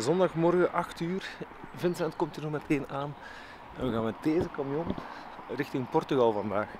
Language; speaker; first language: Dutch; native; Dutch